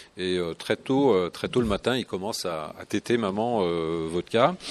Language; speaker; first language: French; native; French